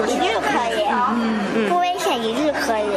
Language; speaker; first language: Chinese; native; Chinese